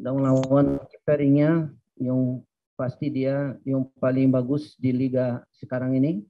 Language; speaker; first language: Indonesian; non-native, fluent; Portuguese